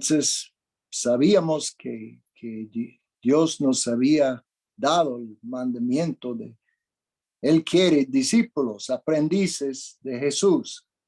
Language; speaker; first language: Spanish; non-native, fluent; English